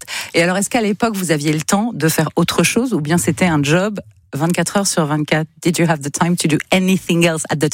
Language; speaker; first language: French; native; French